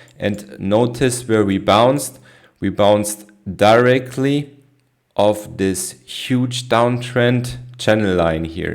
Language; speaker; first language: English; non-native, fluent; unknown